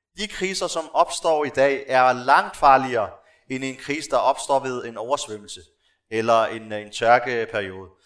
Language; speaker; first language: Danish; non-native, local second language; Arabic